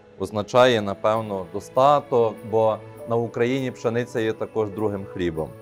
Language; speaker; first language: Ukrainian; native; Ukrainian